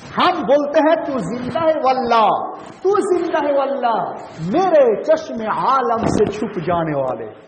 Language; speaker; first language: Urdu; non-native, local second language; Bangla